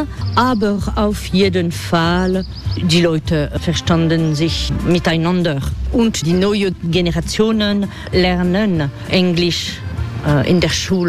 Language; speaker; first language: German; non-native, fluent; French